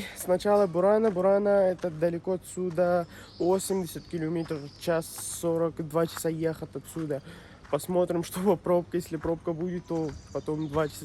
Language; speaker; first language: Russian; non-native, learner; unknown